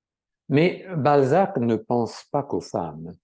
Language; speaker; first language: French; native; French